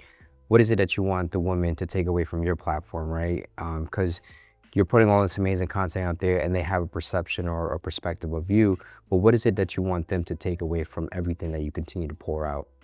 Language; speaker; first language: English; native; English